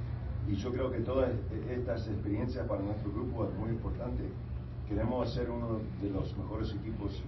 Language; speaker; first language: Spanish; early bilingual, heritage; Spanish